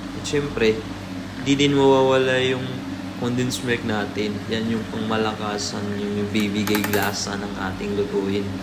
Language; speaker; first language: Filipino; non-native, local second language; Cebuano